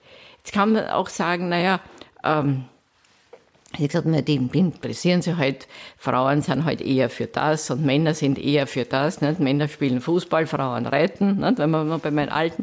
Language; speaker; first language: German; native; German